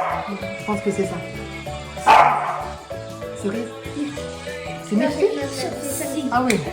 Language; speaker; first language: French; native; French